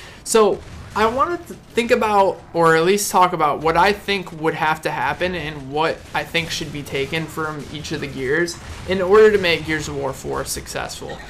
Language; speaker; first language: English; native; English